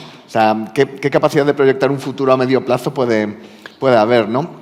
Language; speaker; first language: Spanish; native; Spanish